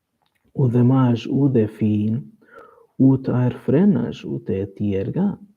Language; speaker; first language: Greek; non-native, learner; Portuguese